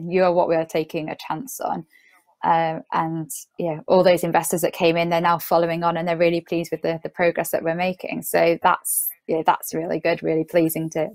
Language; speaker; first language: English; native; English